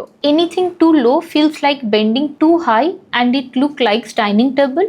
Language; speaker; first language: English; non-native, local second language; Hindi